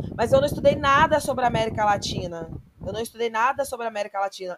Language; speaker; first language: Portuguese; native; Portuguese